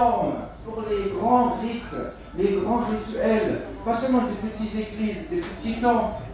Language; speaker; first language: French; non-native, fluent; German